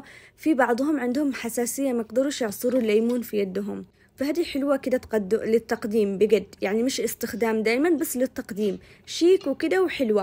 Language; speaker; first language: Arabic; native; Arabic